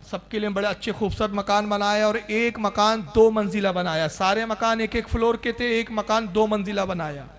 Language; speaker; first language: Urdu; native; Urdu